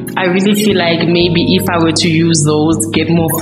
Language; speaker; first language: English; non-native, local second language; Xhosa